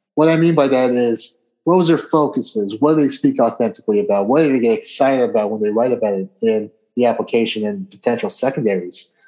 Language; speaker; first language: English; native; English